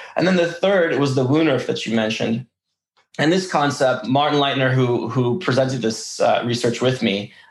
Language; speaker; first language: English; early bilingual, other home language; Russian